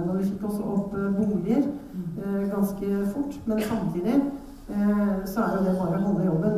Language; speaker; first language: Norwegian; native; Norwegian